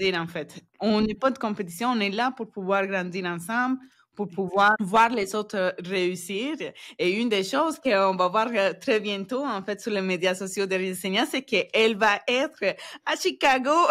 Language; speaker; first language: French; non-native, fluent; Spanish